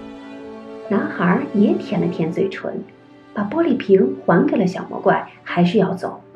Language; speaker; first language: Chinese; native; Chinese